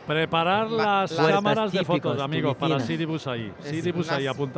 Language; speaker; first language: Spanish; native; Spanish